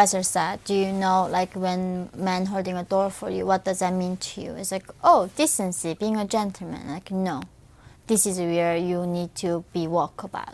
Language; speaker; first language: English; non-native, fluent; Korean